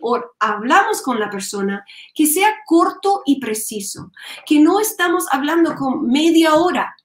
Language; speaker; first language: Spanish; non-native, learner; English